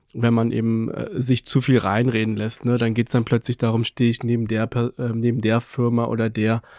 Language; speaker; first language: German; early bilingual, other home language; Persian